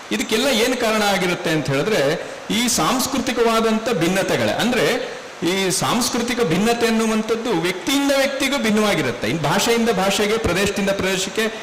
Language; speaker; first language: Kannada; non-native, local second language; Telugu